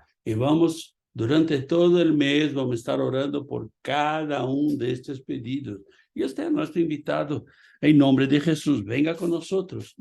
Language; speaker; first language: Spanish; non-native, fluent; Portuguese